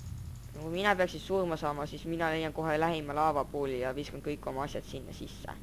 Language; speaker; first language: Estonian; native; Estonian